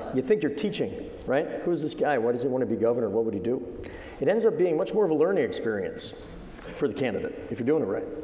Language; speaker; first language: English; native; English